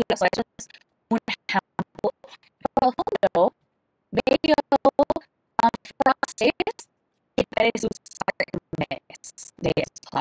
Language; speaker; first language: Spanish; non-native, learner; English